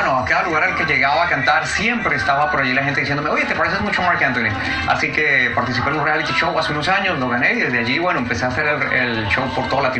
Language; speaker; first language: Spanish; native; Spanish